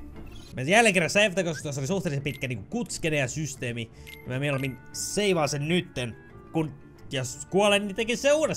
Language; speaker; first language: Finnish; native; Finnish